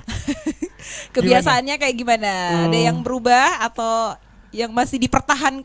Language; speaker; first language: Indonesian; native; Indonesian